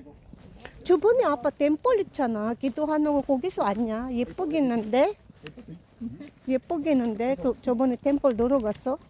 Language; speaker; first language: Korean; non-native, learner; Filipino